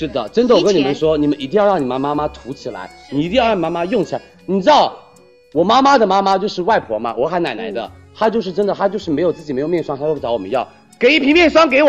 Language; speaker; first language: Chinese; native; Chinese